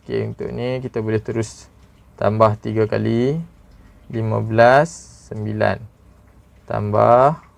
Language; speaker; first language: Malay; native; Malay